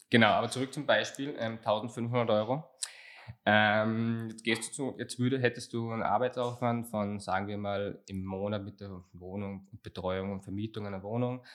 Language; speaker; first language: German; native; German